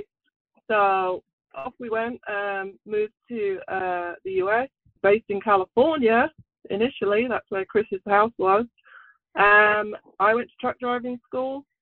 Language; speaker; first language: English; native; English